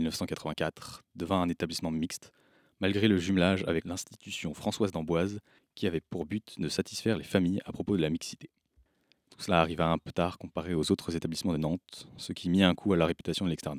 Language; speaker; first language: French; native; French